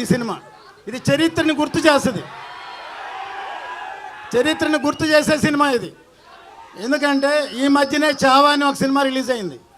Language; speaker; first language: Telugu; native; Telugu